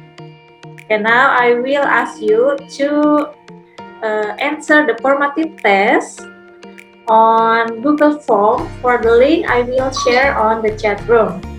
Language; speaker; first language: English; non-native, fluent; Indonesian